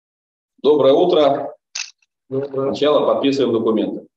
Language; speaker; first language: Russian; native; Russian